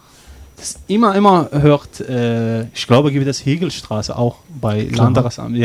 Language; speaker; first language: German; non-native, learner; Arabic